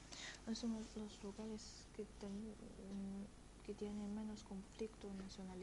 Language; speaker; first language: Spanish; non-native, fluent; Chinese